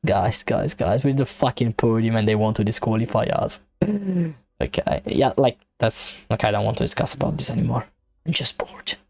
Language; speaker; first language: English; non-native, fluent; Italian